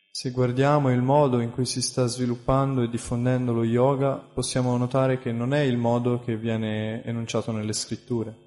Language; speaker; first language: Italian; native; Italian